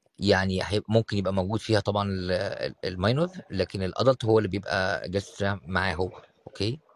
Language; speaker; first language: Arabic; native; Arabic